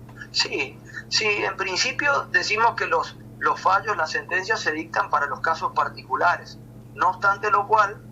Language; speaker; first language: Spanish; native; Spanish